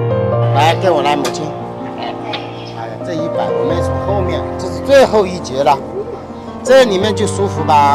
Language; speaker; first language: Chinese; native; Chinese